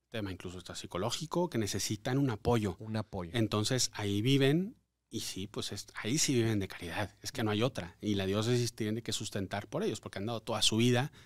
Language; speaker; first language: Spanish; native; Spanish